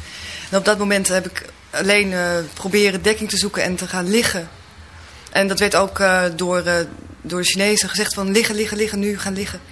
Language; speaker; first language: Dutch; native; Dutch